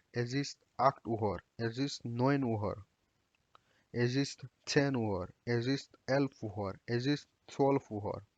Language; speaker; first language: German; non-native, learner; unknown